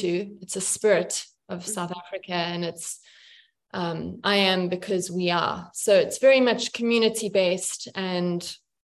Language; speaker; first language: English; native; English